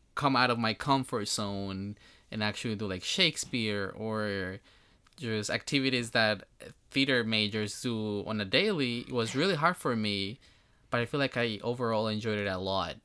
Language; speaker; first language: English; non-native, fluent; Spanish